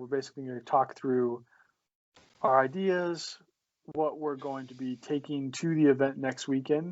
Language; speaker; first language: English; native; English